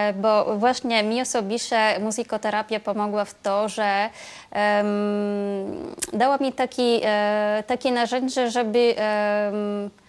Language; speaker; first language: Polish; non-native, fluent; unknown